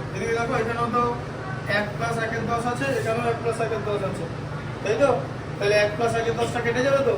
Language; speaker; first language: Bangla; native; Bangla